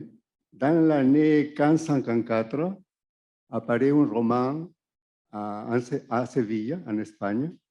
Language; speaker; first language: French; non-native, fluent; Spanish